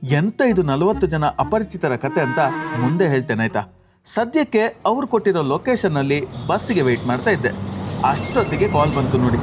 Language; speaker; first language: Kannada; non-native, local second language; Tulu